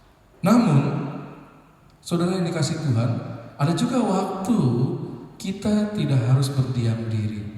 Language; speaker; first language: Indonesian; native; Indonesian